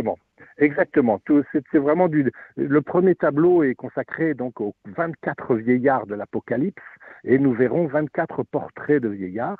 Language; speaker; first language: French; native; French